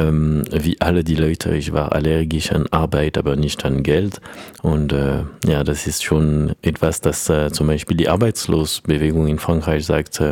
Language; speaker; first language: German; non-native, learner; French